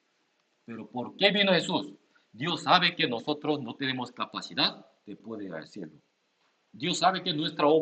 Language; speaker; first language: Spanish; non-native, learner; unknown